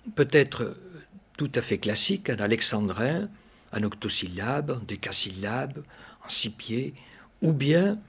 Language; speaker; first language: French; native; French